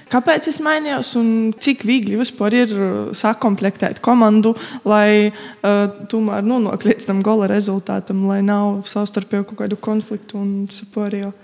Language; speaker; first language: Latvian; native; Latvian